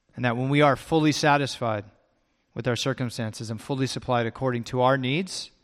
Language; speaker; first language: English; native; English